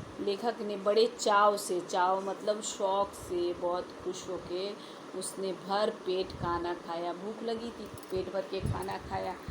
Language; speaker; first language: Hindi; native; Hindi